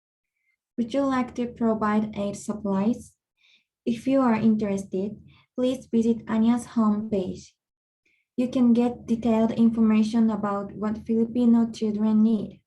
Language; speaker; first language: English; non-native, learner; Japanese